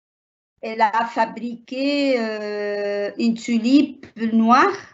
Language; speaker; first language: French; non-native, learner; Arabic